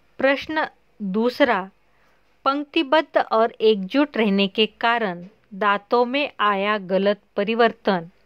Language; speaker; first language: Hindi; non-native, local second language; Marathi